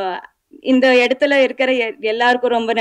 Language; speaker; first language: Tamil; non-native, fluent; Telugu